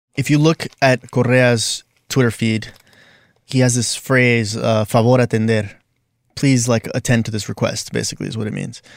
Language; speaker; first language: English; native; English